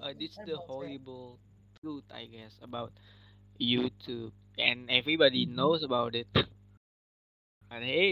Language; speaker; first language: English; non-native, learner; Indonesian